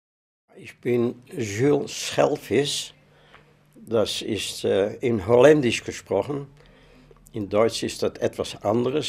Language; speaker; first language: German; non-native, fluent; Dutch